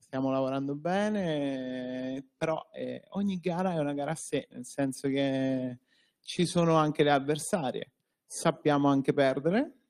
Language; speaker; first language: Italian; native; Italian